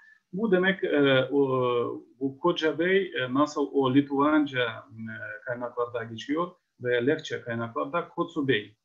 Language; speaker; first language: Turkish; non-native, fluent; Ukrainian